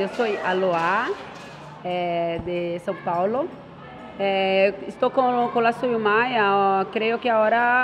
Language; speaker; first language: Spanish; non-native, learner; Portuguese